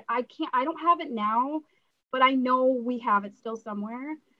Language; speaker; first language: English; native; English